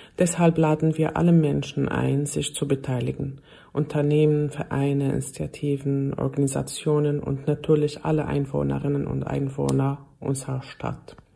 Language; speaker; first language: German; non-native, fluent; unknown